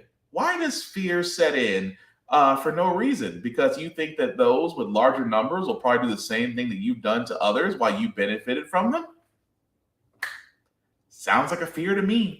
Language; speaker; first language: English; native; English